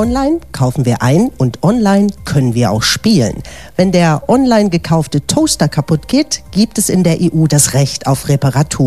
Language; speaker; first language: German; native; German